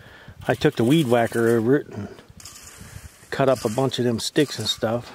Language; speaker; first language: English; native; English